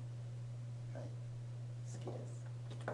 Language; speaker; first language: Japanese; non-native, learner; English